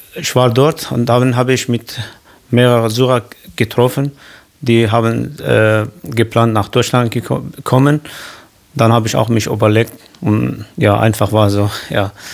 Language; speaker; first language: German; non-native, learner; Kurdish